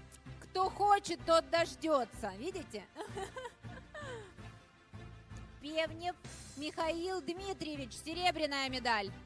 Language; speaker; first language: Russian; native; Russian